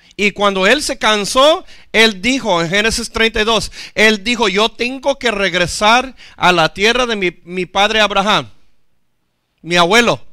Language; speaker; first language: Spanish; non-native, fluent; English